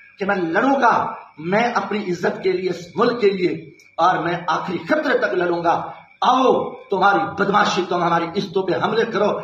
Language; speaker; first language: Urdu; non-native, local second language; Saraiki